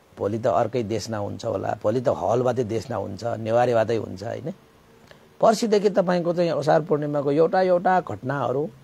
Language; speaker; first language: Nepali; native; Nepali